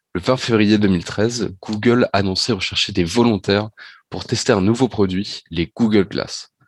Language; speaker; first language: French; native; French